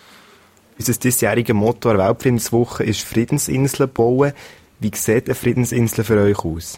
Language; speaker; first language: German; native; German